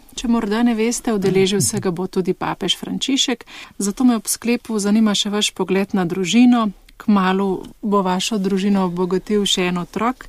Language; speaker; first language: Slovenian; native; Slovenian